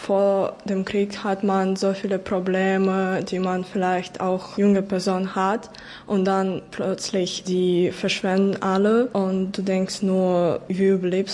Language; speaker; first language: German; non-native, fluent; Ukrainian